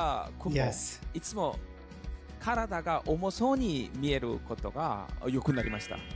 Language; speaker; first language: Japanese; non-native, learner; Korean